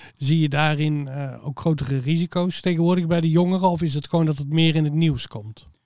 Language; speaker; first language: Dutch; native; Dutch